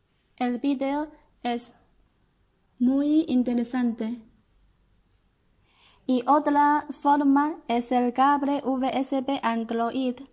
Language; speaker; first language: Spanish; non-native, learner; Chinese